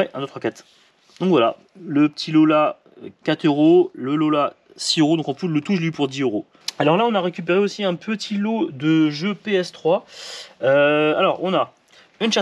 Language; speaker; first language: French; native; French